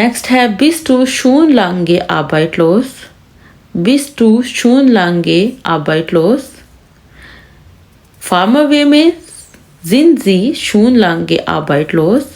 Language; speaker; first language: German; non-native, fluent; Urdu